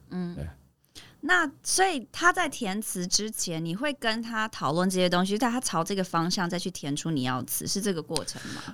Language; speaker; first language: Chinese; native; Chinese